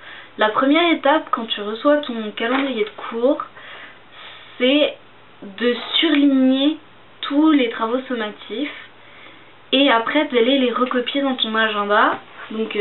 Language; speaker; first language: French; native; French